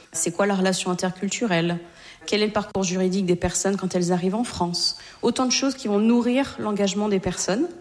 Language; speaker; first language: French; native; French